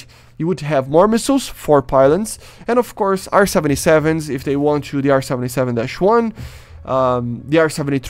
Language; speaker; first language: English; non-native, fluent; Portuguese